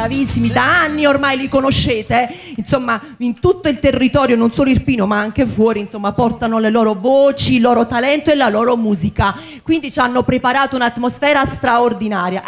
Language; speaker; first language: Italian; native; Italian